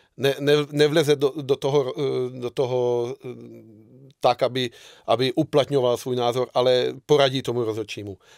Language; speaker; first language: Czech; non-native, fluent; Hungarian